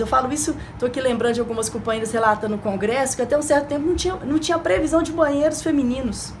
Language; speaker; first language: Portuguese; native; Portuguese